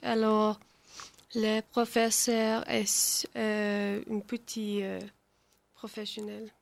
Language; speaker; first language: French; non-native, learner; English